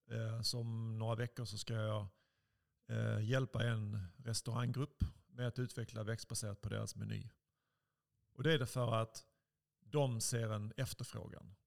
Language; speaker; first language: Swedish; native; Swedish